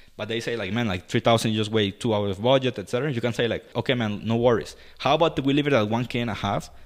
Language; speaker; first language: English; non-native, fluent; Spanish